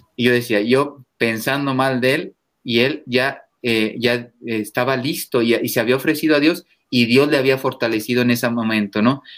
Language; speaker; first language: Spanish; native; Spanish